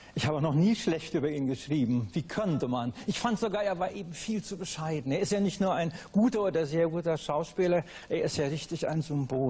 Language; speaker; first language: German; native; German